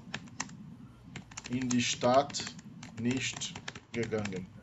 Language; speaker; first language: German; non-native, fluent; Portuguese